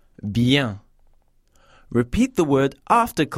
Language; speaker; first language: English; native; English